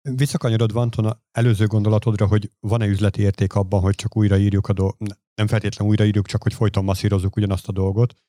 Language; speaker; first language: Hungarian; native; Hungarian